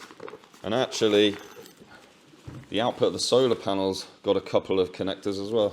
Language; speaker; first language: English; native; English